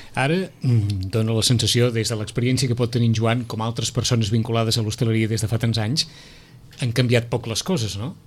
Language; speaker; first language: Catalan; native; Catalan